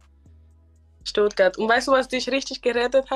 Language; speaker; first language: German; non-native, learner; Spanish